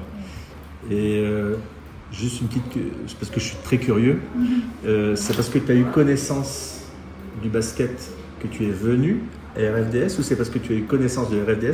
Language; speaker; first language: French; native; French